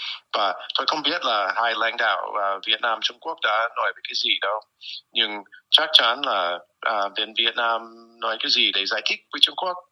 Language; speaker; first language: Vietnamese; non-native, fluent; English